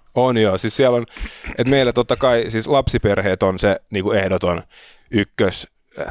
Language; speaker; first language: Finnish; native; Finnish